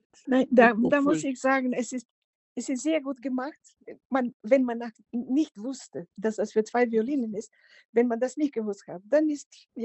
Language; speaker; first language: German; non-native, fluent; Macedonian